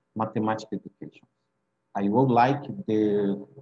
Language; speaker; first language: English; non-native, fluent; Portuguese